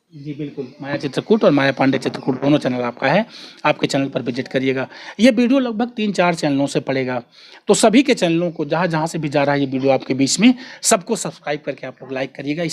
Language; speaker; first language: Hindi; native; Hindi